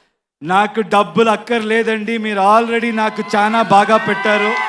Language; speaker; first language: Telugu; non-native, local second language; Kannada